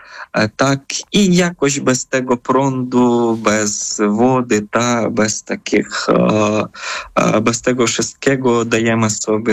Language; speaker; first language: Polish; non-native, fluent; Ukrainian